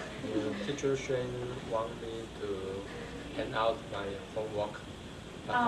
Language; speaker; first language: English; non-native, learner; Chinese